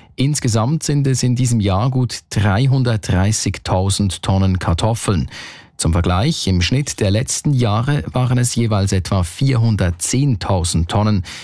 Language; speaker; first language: German; native; German